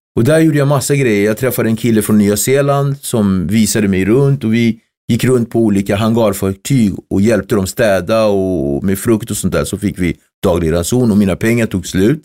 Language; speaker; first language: Swedish; early bilingual, other home language; Kabuverdianu